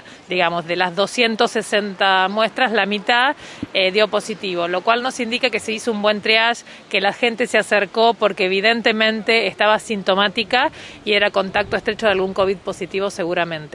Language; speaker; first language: Spanish; native; Spanish